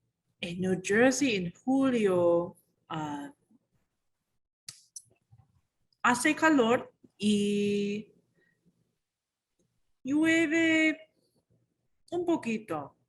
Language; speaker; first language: Spanish; non-native, learner; English